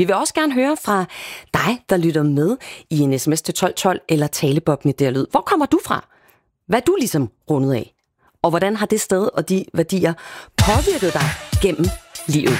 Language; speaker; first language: Danish; native; Danish